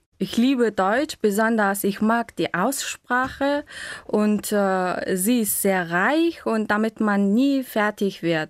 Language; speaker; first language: German; non-native, fluent; Mongolian